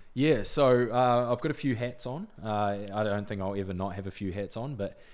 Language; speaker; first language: English; native; English